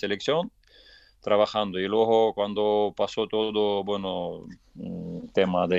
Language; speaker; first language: Spanish; non-native, fluent; Russian